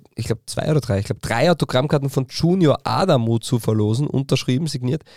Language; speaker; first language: German; native; German